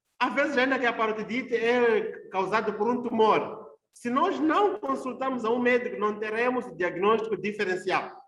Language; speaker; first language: Portuguese; non-native, local second language; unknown